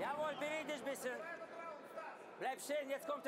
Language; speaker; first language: German; native; German